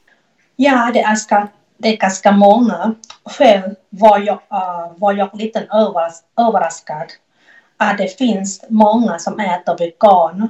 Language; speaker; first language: Swedish; non-native, learner; Thai